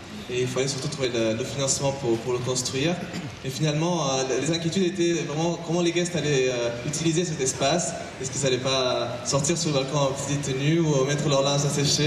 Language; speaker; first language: French; native; French